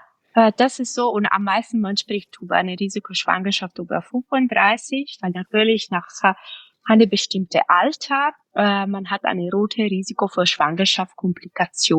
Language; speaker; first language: German; non-native, fluent; Italian